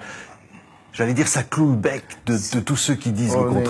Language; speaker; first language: French; native; French